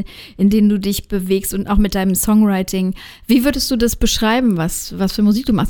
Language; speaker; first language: German; native; German